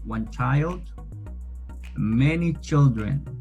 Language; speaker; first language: English; non-native, fluent; Spanish